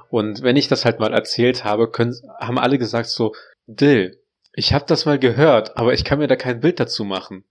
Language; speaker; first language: German; early bilingual, other home language; Russian